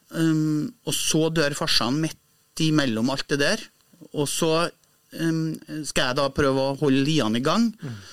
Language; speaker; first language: Norwegian; native; Norwegian